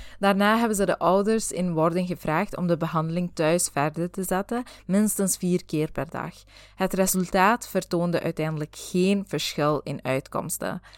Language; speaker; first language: Dutch; native; Dutch